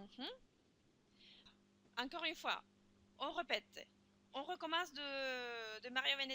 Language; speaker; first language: French; non-native, fluent; Spanish